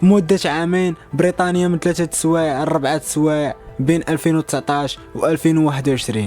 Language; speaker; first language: Arabic; native; Arabic